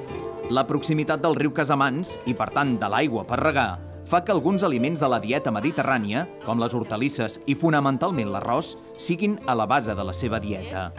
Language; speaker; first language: Catalan; native; Catalan